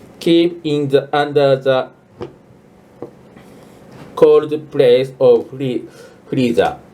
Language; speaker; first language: English; non-native, learner; Japanese